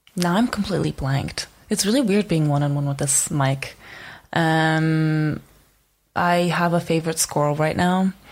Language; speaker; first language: English; non-native, fluent; Czech